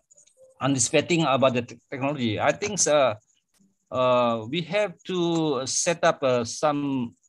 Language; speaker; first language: English; non-native, fluent; Indonesian